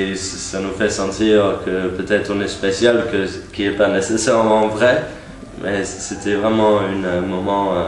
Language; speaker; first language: French; non-native, learner; English